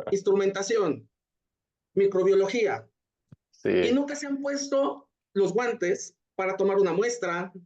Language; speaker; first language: Spanish; native; Spanish